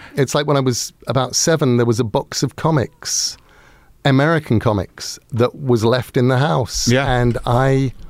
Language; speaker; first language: English; native; English